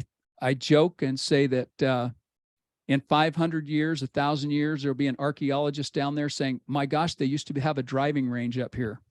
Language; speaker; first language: English; native; English